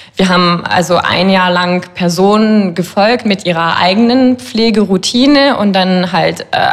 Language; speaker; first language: German; non-native, fluent; French